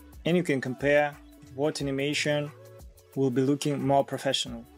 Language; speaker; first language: English; non-native, fluent; Russian